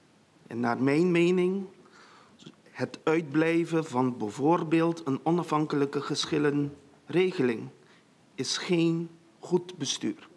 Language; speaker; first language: Dutch; non-native, local second language; Papiamento